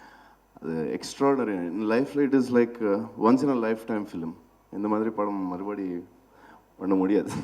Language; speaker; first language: Tamil; non-native, local second language; Telugu